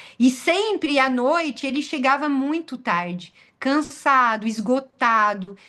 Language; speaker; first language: Portuguese; non-native, fluent; French